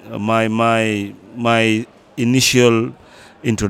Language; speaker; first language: English; non-native, local second language; Luo (Kenya and Tanzania)